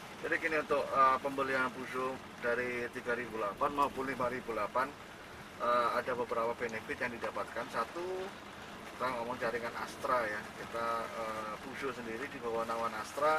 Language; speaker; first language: Indonesian; native; Indonesian